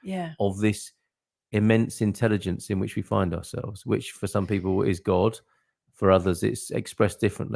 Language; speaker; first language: English; native; English